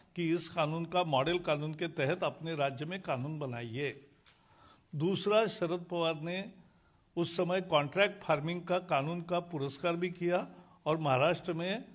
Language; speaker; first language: Hindi; non-native, local second language; Marathi